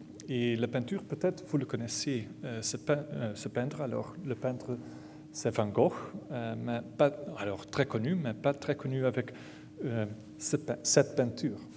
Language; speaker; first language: French; non-native, learner; Dutch